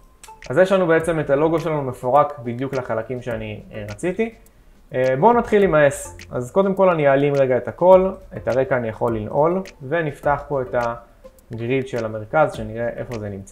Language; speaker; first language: Hebrew; native; Hebrew